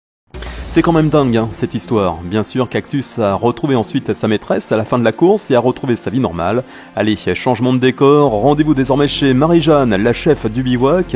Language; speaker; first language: French; native; French